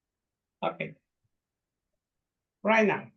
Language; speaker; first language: English; non-native, fluent; Spanish